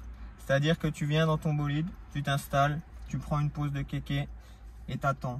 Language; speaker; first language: French; native; French